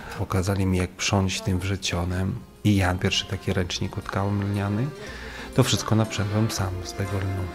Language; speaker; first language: Polish; early bilingual, heritage; Polish